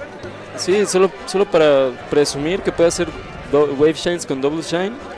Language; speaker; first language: Spanish; native; Spanish